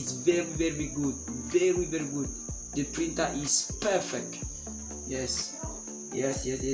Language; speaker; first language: English; non-native, fluent; French